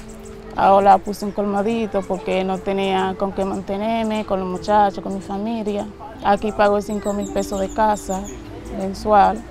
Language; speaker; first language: Spanish; early bilingual, heritage; Haitian Creole